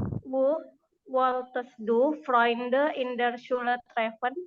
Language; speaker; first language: German; non-native, learner; Indonesian